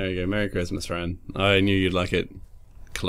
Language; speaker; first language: English; native; English